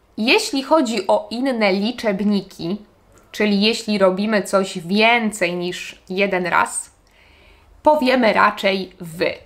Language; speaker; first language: Polish; native; Polish